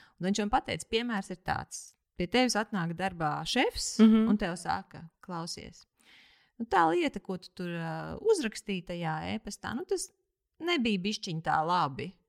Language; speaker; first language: Latvian; native; Latvian